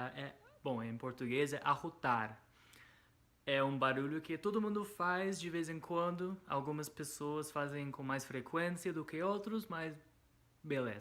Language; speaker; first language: Portuguese; non-native, fluent; English